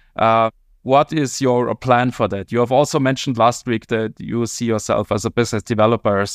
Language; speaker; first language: English; non-native, fluent; German